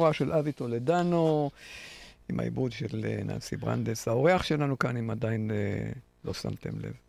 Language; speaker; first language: Hebrew; native; Hebrew